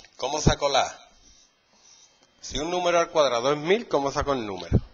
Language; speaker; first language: Spanish; native; Spanish